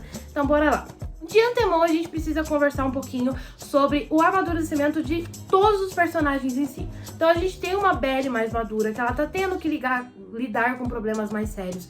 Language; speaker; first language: Portuguese; native; Portuguese